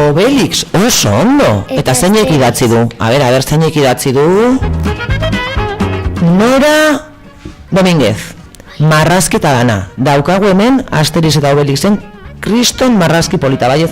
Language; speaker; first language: Basque; native; Basque